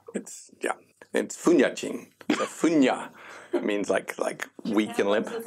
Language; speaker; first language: English; native; English